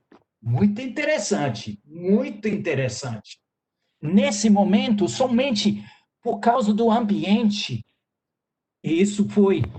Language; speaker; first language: Portuguese; non-native, fluent; English